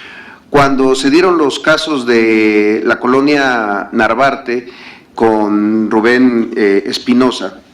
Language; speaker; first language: Spanish; native; Spanish